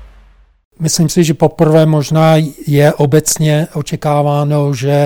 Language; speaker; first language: Czech; non-native, fluent; English